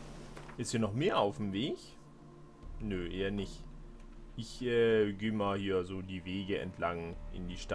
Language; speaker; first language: German; native; German